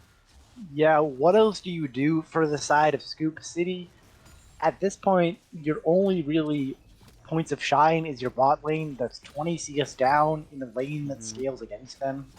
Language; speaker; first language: English; native; English